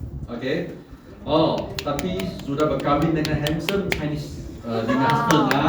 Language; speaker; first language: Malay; non-native, local second language; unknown